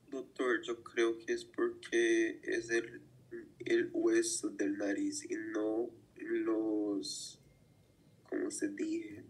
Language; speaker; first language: Spanish; non-native, learner; Portuguese